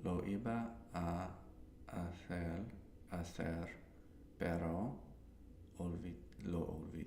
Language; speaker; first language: Spanish; non-native, learner; English